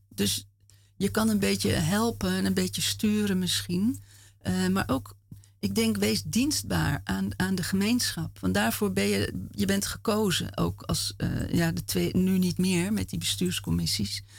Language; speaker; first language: Dutch; native; Dutch